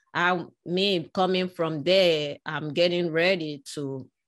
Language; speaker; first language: English; non-native, local second language; Yoruba